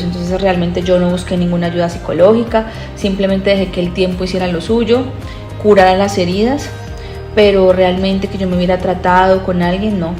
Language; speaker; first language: Spanish; native; Spanish